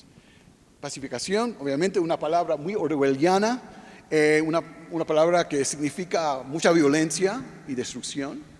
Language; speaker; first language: Spanish; non-native, fluent; English